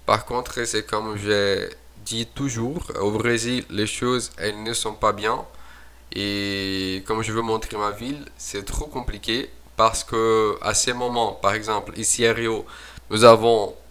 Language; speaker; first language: French; non-native, fluent; Portuguese